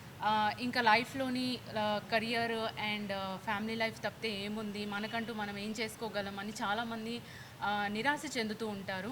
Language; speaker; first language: Telugu; native; Telugu